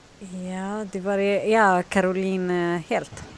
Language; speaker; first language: Swedish; non-native, learner; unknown